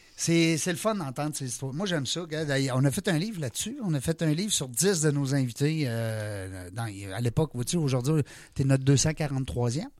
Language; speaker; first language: French; native; French